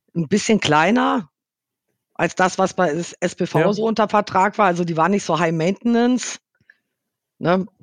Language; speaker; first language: German; native; German